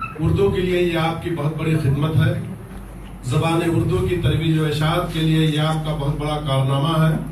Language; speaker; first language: Urdu; native; Urdu